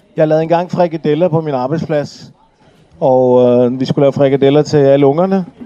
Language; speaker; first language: Danish; early bilingual, other home language; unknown